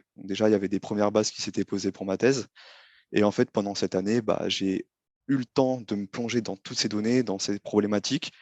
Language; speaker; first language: French; native; French